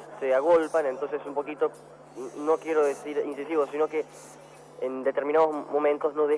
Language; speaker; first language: Spanish; non-native, fluent; Portuguese